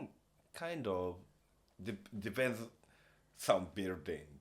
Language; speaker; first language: English; non-native, learner; Japanese